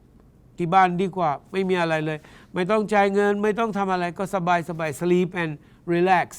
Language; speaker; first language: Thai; non-native, learner; English